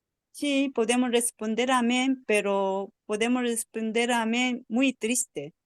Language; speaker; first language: Spanish; non-native, fluent; Korean